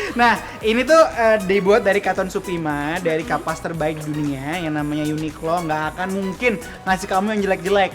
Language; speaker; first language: Indonesian; native; Indonesian